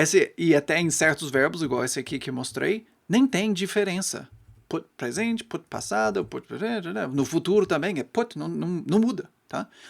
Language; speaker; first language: Portuguese; non-native, fluent; English